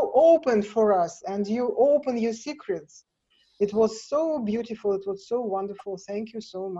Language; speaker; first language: English; non-native, learner; Russian